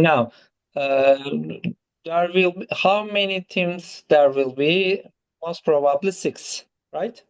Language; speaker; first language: English; non-native, fluent; Turkish